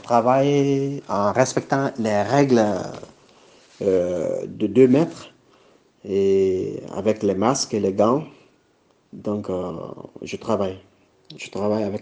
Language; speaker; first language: French; non-native, local second language; Bambara